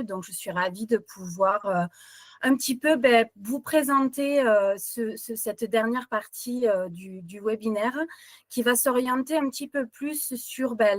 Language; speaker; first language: French; native; French